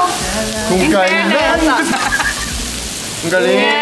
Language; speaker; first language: Filipino; non-native, fluent; Korean